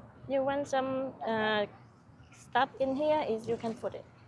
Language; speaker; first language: English; non-native, learner; Vietnamese